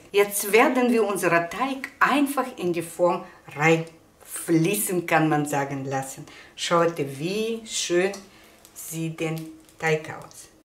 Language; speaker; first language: German; non-native, fluent; Russian